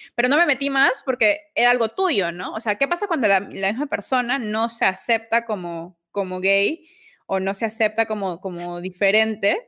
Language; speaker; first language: Spanish; native; Spanish